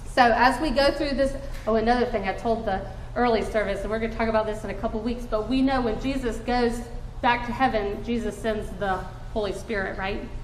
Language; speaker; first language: English; native; English